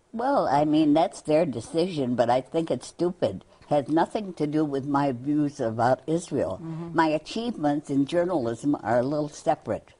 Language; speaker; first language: English; native; English